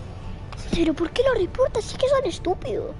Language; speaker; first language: Spanish; native; Spanish